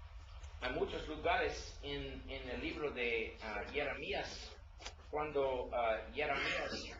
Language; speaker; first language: Spanish; non-native, learner; English